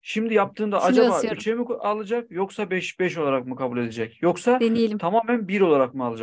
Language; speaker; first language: Turkish; native; Turkish